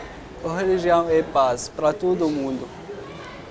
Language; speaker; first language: Portuguese; non-native, local second language; Arabic